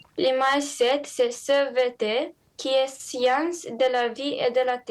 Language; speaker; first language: French; non-native, learner; Romanian